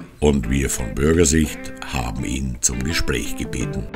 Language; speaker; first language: German; native; German